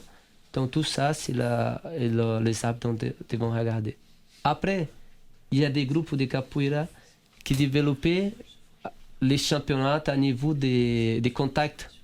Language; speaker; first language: French; non-native, fluent; Portuguese